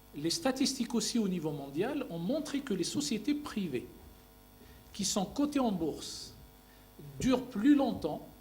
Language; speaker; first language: French; non-native, local second language; Arabic